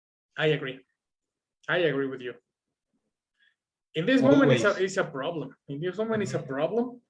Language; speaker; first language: English; non-native, fluent; Spanish